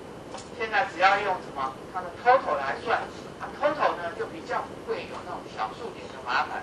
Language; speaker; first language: Chinese; native; Chinese